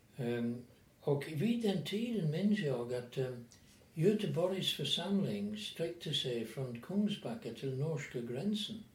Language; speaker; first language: Swedish; non-native, fluent; English